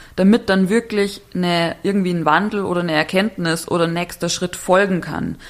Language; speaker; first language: German; native; German